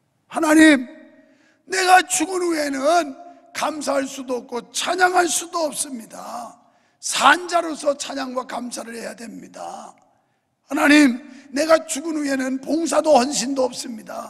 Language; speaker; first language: Korean; native; Korean